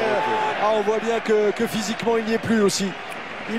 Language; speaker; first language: French; native; French